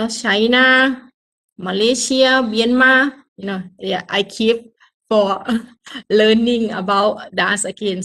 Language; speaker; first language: English; non-native, learner; Thai